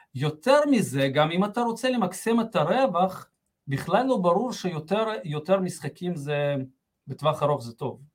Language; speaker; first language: Hebrew; early bilingual, other home language; Russian